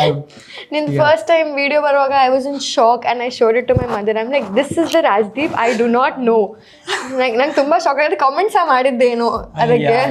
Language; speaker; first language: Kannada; non-native, local second language; Konkani